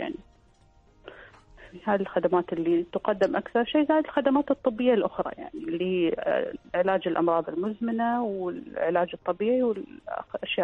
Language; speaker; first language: Arabic; native; Arabic